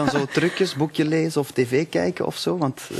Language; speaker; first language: Dutch; native; Dutch